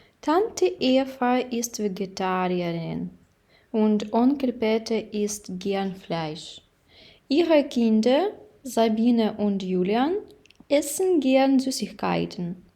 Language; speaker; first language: German; non-native, fluent; Ukrainian